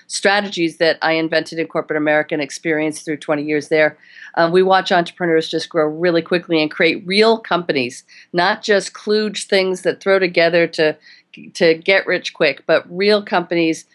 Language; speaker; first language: English; native; English